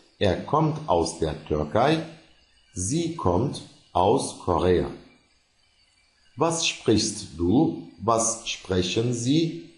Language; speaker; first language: German; non-native, fluent; Turkish